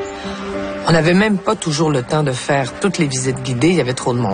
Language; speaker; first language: French; native; French